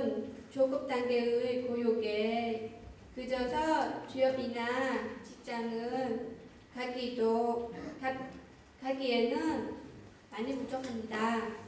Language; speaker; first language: Korean; non-native, learner; Vietnamese